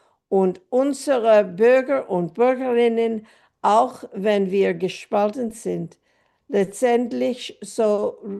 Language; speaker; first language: German; non-native, fluent; English